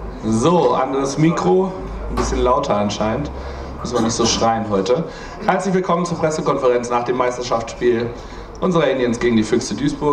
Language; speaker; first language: German; native; German